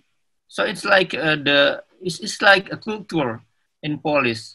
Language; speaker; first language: English; non-native, learner; Indonesian